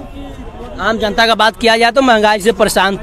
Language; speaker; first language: Hindi; native; Hindi